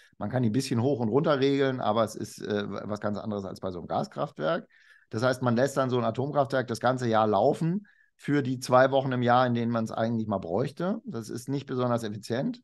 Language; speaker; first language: German; native; German